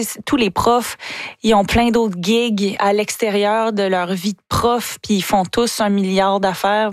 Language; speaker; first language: French; native; French